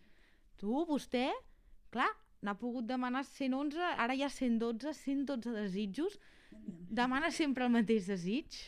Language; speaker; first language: Catalan; native; Catalan